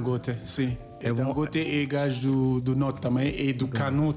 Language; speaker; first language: Portuguese; non-native, learner; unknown